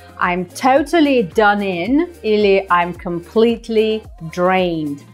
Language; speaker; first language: English; non-native, fluent; Russian